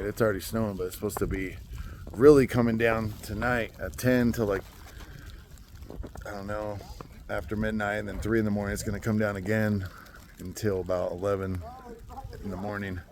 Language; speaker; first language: English; native; English